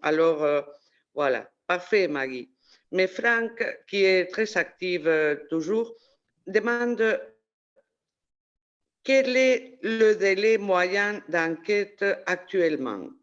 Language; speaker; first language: French; non-native, fluent; Spanish